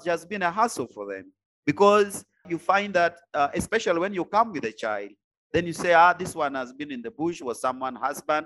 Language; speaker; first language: English; non-native, local second language; Acoli